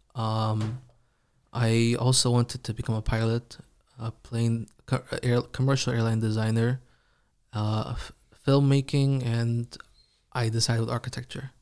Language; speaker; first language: English; early bilingual, other home language; Persian